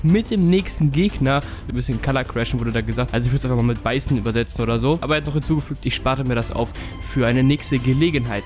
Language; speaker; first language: German; native; German